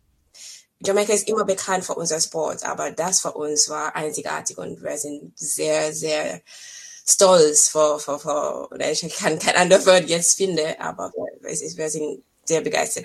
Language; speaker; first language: German; non-native, fluent; English